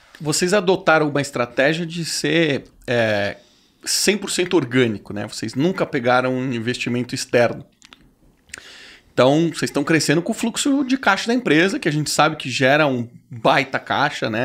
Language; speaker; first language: Portuguese; native; Portuguese